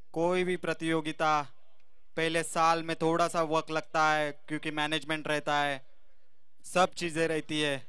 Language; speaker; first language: Hindi; non-native, local second language; Marathi